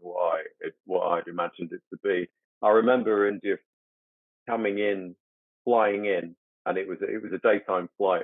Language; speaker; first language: English; native; English